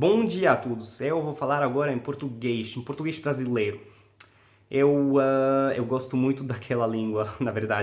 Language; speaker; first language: Portuguese; non-native, fluent; Arabic